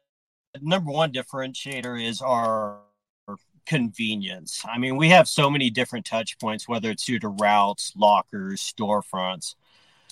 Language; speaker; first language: English; native; English